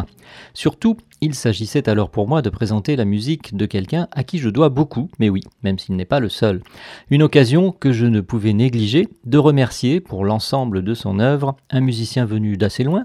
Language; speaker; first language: French; native; French